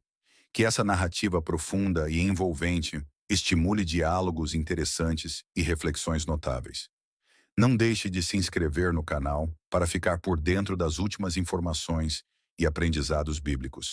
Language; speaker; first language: Portuguese; native; Portuguese